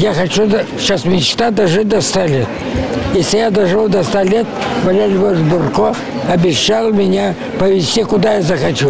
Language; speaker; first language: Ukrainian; non-native, local second language; Russian